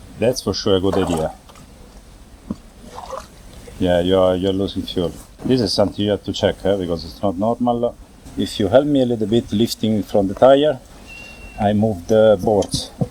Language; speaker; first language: English; non-native, fluent; Italian